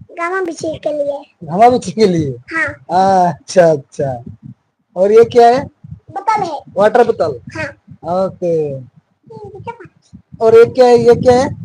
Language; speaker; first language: Hindi; non-native, local second language; Bangla